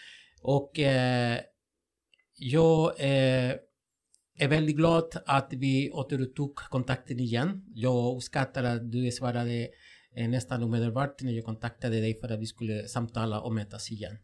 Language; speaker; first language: Swedish; non-native, fluent; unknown